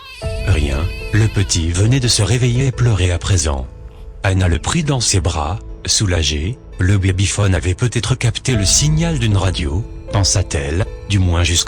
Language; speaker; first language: French; native; French